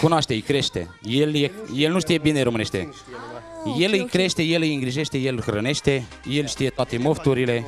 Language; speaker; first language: Romanian; native; Romanian